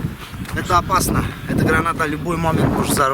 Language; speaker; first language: Russian; non-native, local second language; Armenian